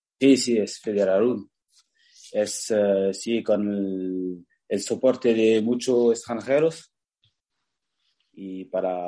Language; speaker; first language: Spanish; non-native, learner; French